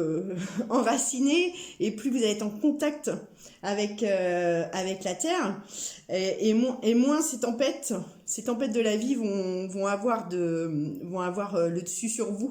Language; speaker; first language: French; native; French